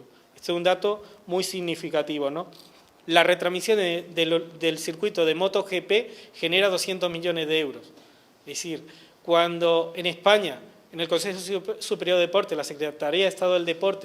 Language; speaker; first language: Spanish; native; Spanish